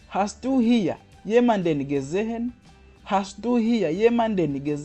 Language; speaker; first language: German; non-native, learner; Kinyarwanda